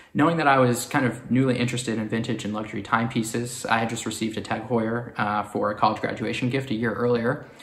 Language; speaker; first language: English; native; English